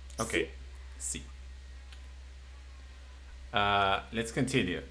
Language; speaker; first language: English; non-native, fluent; Spanish